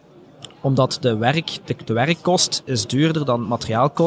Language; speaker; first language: Dutch; native; Dutch